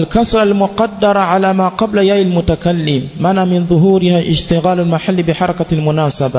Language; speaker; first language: Arabic; non-native, fluent; Swahili